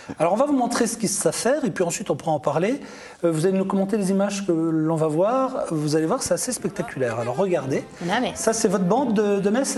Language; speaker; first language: French; native; French